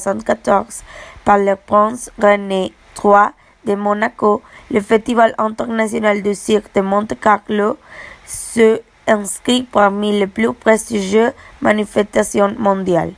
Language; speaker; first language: French; non-native, learner; Spanish